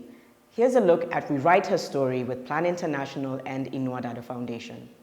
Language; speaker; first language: English; non-native, local second language; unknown